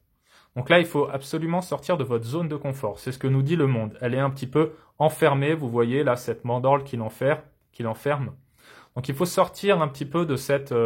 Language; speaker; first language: French; native; French